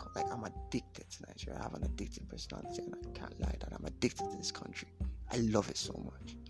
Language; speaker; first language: English; non-native, local second language; Yoruba